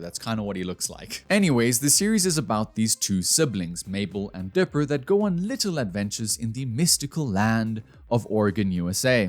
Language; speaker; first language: English; native; English